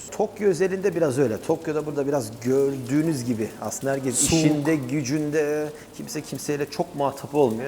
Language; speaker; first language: Turkish; native; Turkish